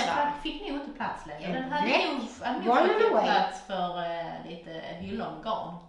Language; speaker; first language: Swedish; native; Swedish